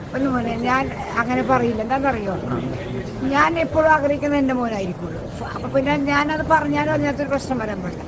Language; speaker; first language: Malayalam; native; Malayalam